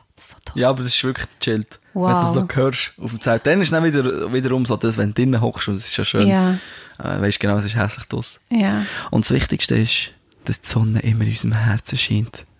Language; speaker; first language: German; native; German